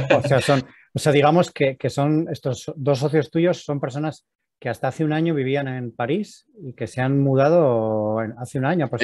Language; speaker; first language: Spanish; native; Spanish